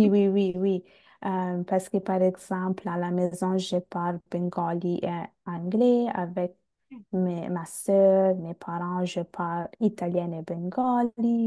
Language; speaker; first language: French; non-native, fluent; Bangla